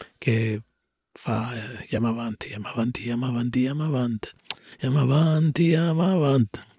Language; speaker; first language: Italian; native; Italian